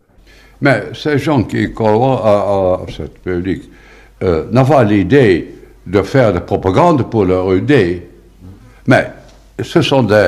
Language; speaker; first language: French; non-native, fluent; Dutch